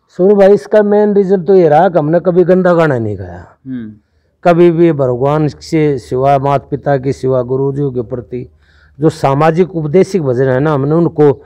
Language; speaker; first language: Hindi; native; Hindi